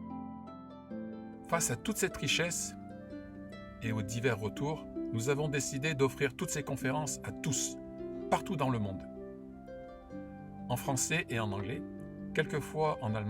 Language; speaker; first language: French; native; French